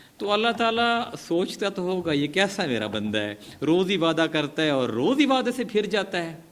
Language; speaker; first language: Urdu; non-native, local second language; Punjabi